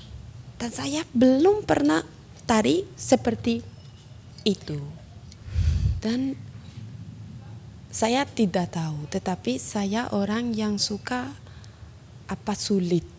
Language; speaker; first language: Indonesian; non-native, learner; Spanish